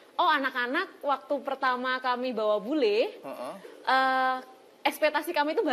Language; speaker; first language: Indonesian; native; Indonesian